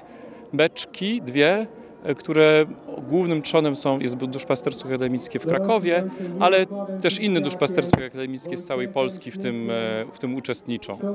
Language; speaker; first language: Polish; native; Polish